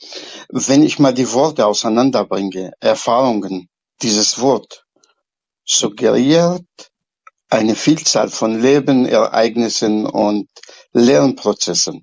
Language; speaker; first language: German; non-native, fluent; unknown